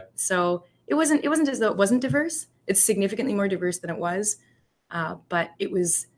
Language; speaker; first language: English; native; English